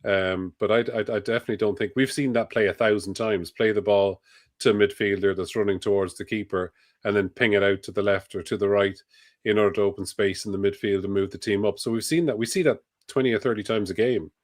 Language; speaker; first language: English; native; English